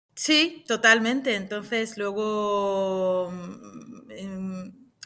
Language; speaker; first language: Spanish; non-native, fluent; Hebrew